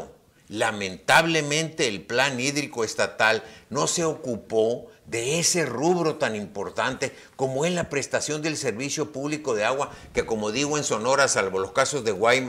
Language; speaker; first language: Spanish; native; Spanish